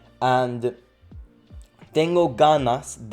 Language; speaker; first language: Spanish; non-native, learner; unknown